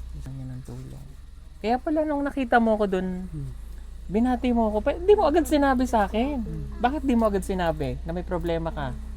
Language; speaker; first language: Filipino; native; Filipino